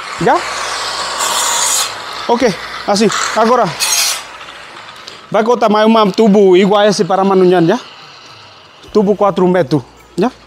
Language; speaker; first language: Portuguese; non-native, learner; Vietnamese